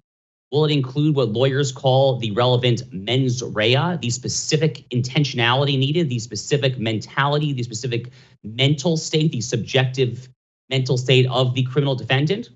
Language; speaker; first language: English; native; English